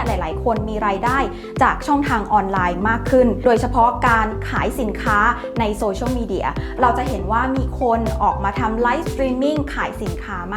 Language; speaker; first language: Thai; native; Thai